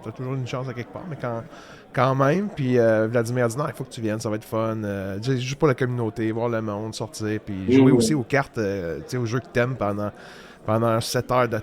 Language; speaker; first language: French; native; French